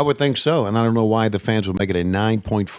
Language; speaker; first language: English; native; English